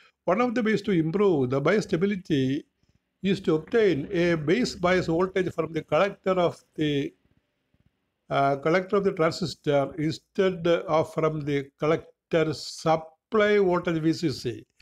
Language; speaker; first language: English; non-native, local second language; Malayalam